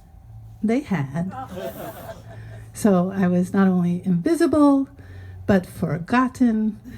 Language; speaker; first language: English; native; English